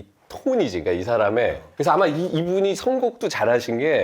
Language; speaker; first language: Korean; native; Korean